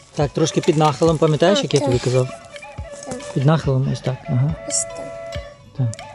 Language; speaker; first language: Ukrainian; native; Ukrainian